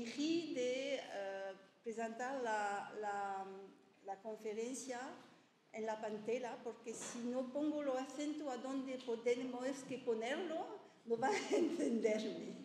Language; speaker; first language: Spanish; early bilingual, heritage; French